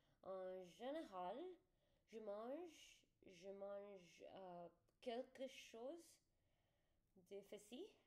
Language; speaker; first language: French; non-native, learner; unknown